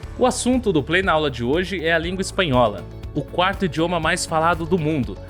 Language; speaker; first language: Portuguese; native; Portuguese